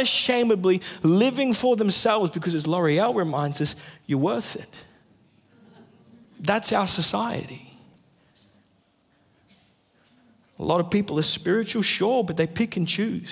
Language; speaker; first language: English; native; English